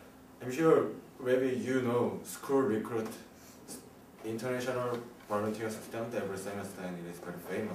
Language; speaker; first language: English; non-native, learner; Korean